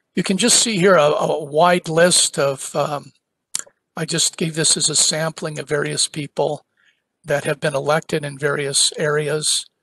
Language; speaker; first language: English; native; English